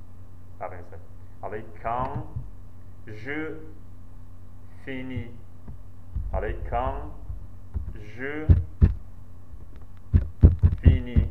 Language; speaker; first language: French; non-native, learner; Central Kurdish